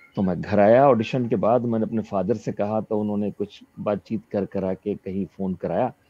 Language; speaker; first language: Hindi; native; Hindi